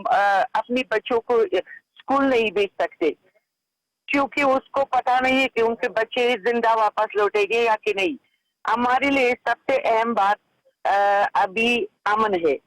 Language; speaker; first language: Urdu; non-native, fluent; Persian